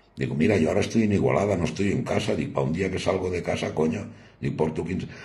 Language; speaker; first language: Spanish; non-native, local second language; Catalan